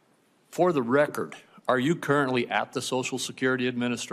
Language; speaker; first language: English; native; English